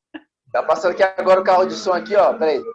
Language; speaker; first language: Portuguese; native; Portuguese